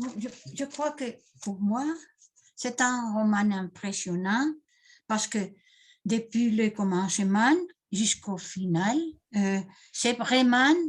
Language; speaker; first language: French; non-native, fluent; Spanish